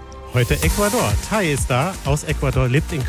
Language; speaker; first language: German; native; German